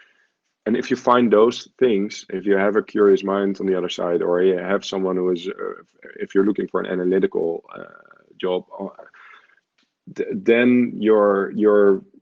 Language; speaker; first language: English; non-native, fluent; Dutch